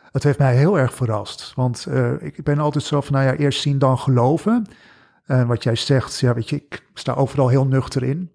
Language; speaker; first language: Dutch; early bilingual, other home language; English